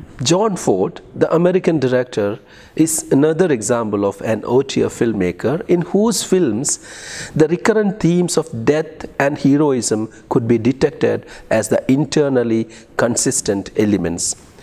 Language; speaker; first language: English; non-native, local second language; Malayalam